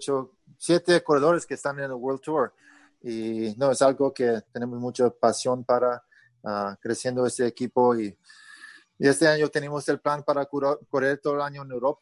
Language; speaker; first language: Spanish; early bilingual, heritage; Spanish